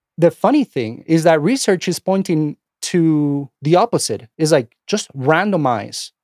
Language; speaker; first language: English; non-native, fluent; Spanish